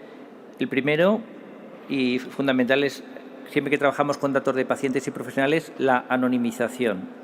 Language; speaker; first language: Spanish; native; Spanish